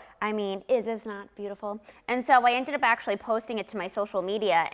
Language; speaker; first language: English; native; English